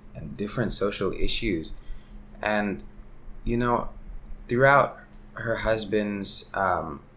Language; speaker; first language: English; early bilingual, other home language; Hindi